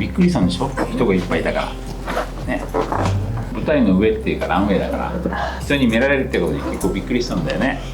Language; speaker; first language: Japanese; native; Japanese